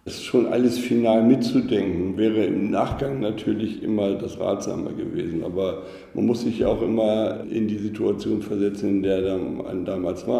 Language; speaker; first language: German; native; German